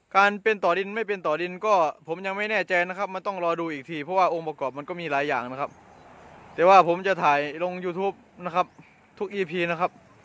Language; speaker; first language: Thai; non-native, local second language; Northeastern Thai